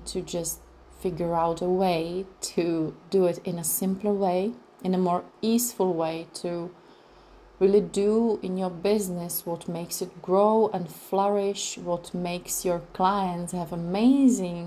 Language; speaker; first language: English; non-native, fluent; Czech